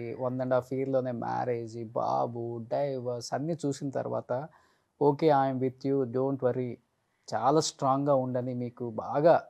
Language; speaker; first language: Telugu; native; Telugu